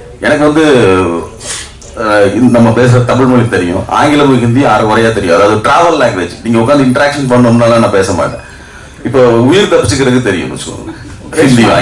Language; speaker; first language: Tamil; native; Tamil